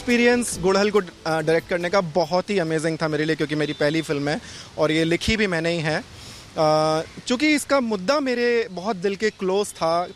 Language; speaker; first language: Hindi; native; Hindi